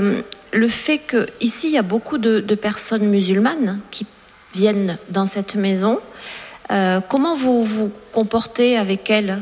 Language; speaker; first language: French; native; French